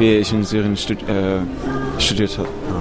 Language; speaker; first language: German; non-native, learner; Arabic